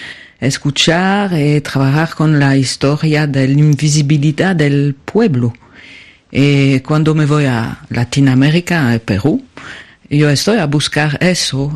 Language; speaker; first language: Spanish; non-native, fluent; French